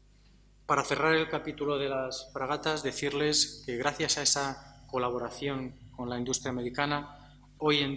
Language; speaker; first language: Spanish; native; Spanish